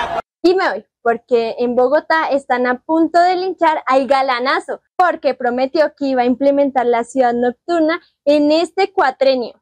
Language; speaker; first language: Spanish; native; Spanish